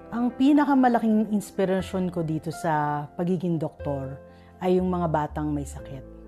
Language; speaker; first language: Filipino; native; Filipino